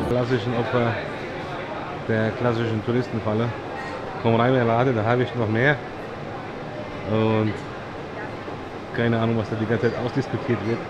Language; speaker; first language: German; native; German